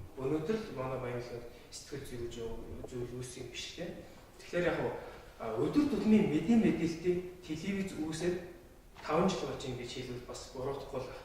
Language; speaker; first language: Mongolian; non-native, local second language; Kazakh